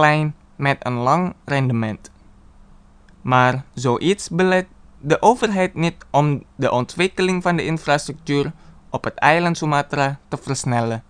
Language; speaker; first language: Dutch; non-native, fluent; Indonesian